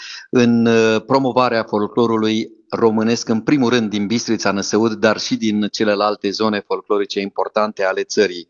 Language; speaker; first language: Romanian; native; Romanian